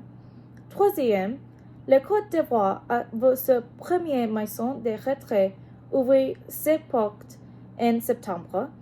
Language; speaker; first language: French; non-native, learner; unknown